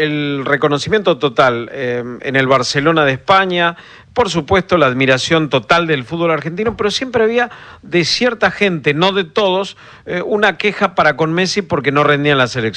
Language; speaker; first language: Spanish; native; Spanish